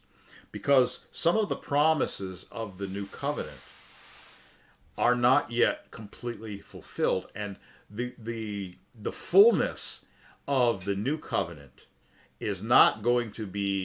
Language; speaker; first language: English; native; English